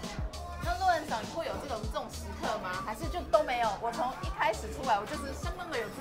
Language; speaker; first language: Chinese; native; Chinese